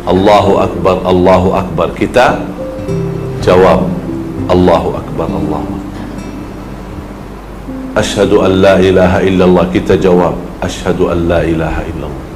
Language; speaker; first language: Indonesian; non-native, fluent; Arabic